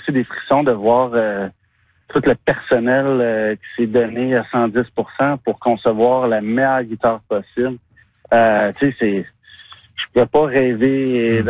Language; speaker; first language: French; native; French